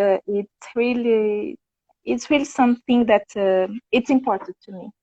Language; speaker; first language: English; non-native, fluent; Portuguese